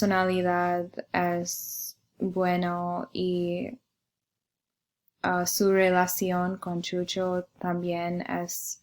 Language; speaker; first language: Spanish; non-native, learner; English